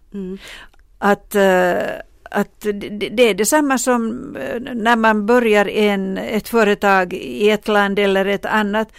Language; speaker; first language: Swedish; non-native, local second language; Finnish